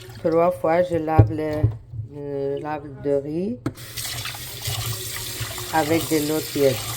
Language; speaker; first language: French; non-native, learner; Persian